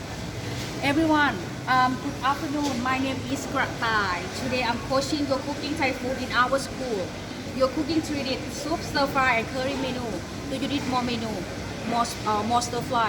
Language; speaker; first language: English; non-native, learner; Thai